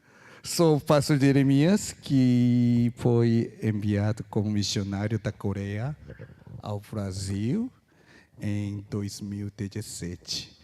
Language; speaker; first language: Portuguese; non-native, fluent; Korean